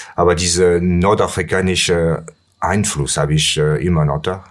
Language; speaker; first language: German; non-native, learner; French